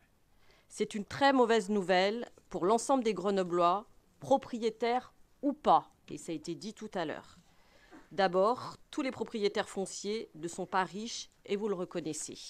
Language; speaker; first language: French; native; French